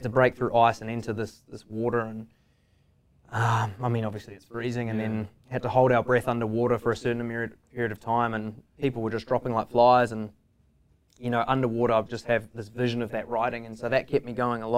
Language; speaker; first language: English; native; English